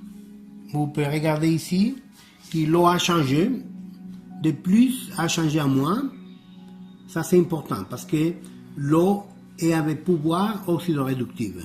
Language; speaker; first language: French; non-native, learner; Spanish